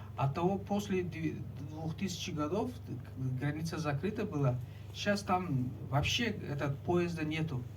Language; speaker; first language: Russian; non-native, local second language; Tajik